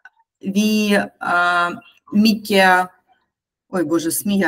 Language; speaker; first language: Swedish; non-native, learner; Russian